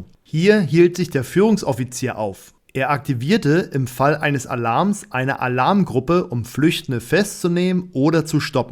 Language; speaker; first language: German; native; German